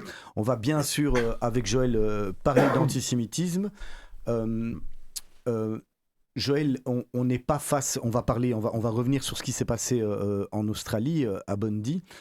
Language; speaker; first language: French; native; French